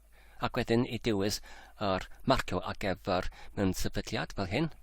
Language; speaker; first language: Welsh; non-native, learner; English